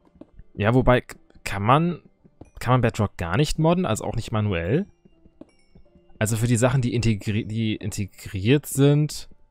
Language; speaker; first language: German; native; German